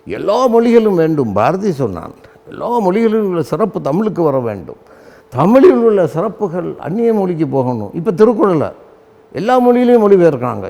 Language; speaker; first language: Tamil; native; Tamil